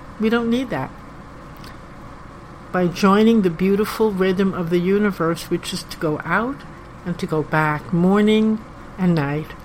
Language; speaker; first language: English; native; English